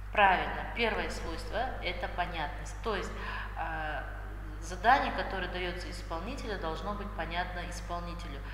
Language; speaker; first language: Russian; non-native, local second language; Kazakh